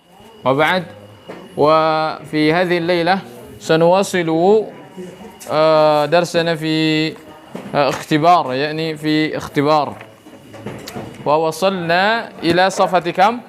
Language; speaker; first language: Arabic; non-native, fluent; Indonesian